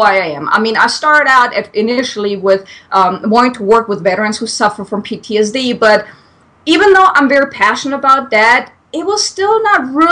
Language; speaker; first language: English; non-native, fluent; German